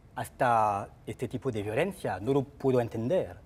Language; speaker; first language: Spanish; non-native, fluent; French